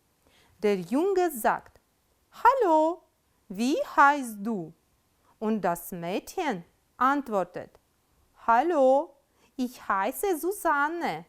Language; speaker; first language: German; non-native, fluent; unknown